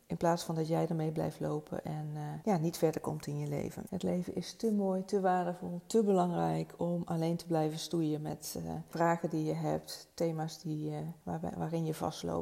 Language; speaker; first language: Dutch; native; Dutch